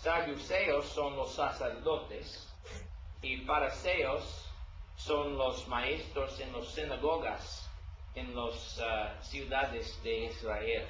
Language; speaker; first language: Spanish; non-native, learner; English